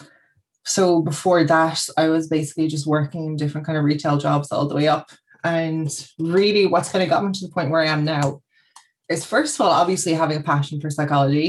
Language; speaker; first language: English; native; English